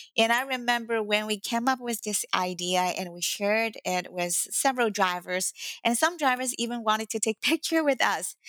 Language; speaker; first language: English; non-native, fluent; Chinese